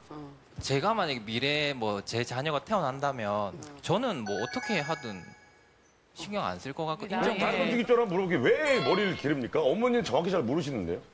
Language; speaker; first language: Korean; native; Korean